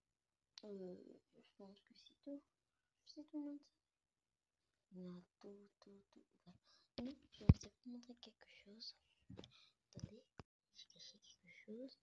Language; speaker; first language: French; non-native, local second language; Lingala